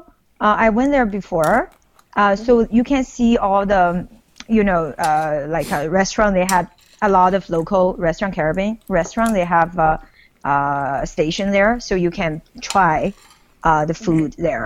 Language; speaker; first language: English; non-native, fluent; Chinese